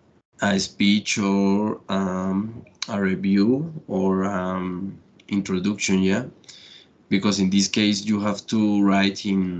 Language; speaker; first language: English; non-native, fluent; Spanish